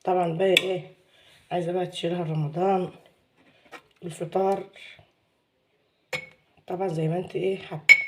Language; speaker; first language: Arabic; native; Arabic